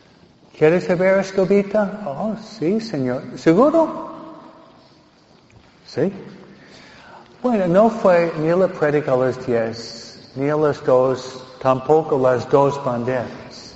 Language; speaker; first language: Spanish; non-native, fluent; English